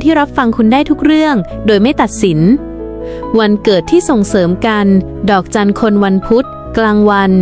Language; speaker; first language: Thai; native; Thai